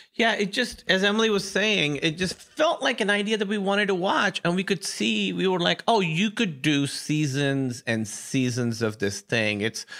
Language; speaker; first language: English; non-native, local second language; Urdu